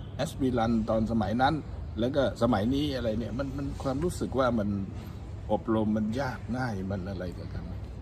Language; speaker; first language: Thai; native; Thai